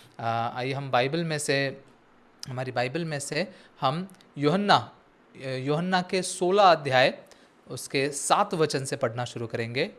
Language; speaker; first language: Hindi; non-native, local second language; Marathi